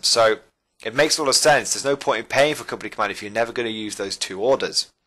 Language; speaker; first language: English; native; English